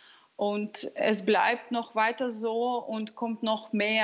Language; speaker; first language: German; non-native, fluent; Russian